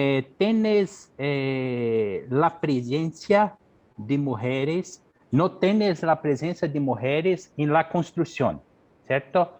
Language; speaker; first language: Spanish; non-native, learner; Portuguese